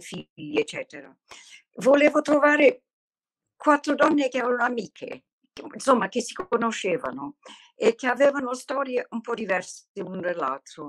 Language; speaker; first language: Italian; non-native, fluent; English